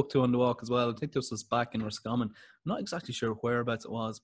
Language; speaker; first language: English; native; English